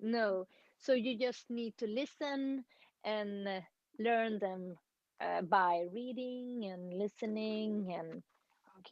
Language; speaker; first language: English; non-native, fluent; Swedish